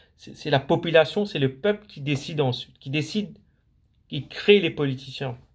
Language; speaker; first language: French; non-native, local second language; Morisyen